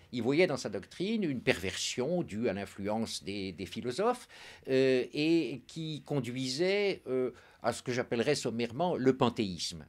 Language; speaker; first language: French; native; French